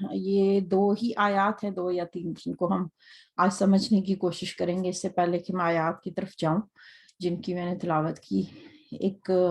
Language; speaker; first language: Urdu; native; Urdu